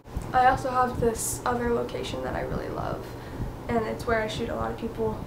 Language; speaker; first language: English; native; English